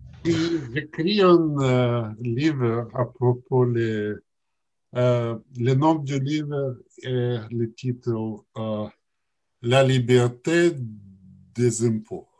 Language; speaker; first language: French; non-native, learner; Russian